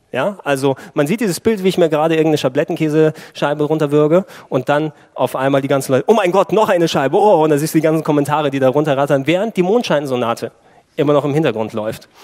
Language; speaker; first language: German; early bilingual, other home language; Greek